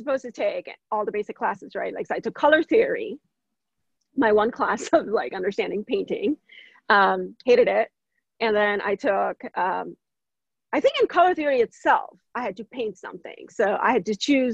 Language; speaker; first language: English; non-native, local second language; Gujarati